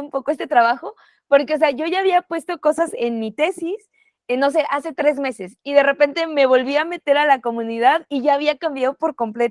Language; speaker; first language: Spanish; native; Spanish